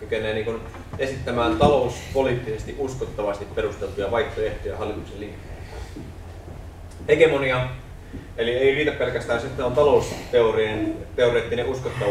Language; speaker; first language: Finnish; native; Finnish